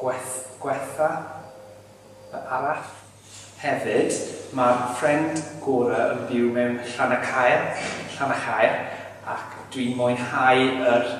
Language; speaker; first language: Welsh; non-native, learner; English